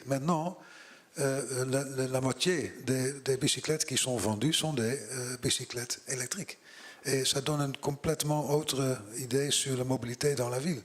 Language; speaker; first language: French; non-native, learner; Dutch